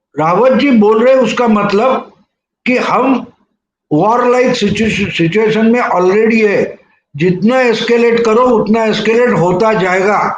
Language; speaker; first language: Hindi; non-native, local second language; Marathi